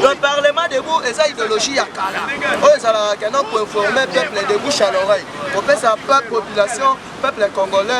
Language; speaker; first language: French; non-native, local second language; Lingala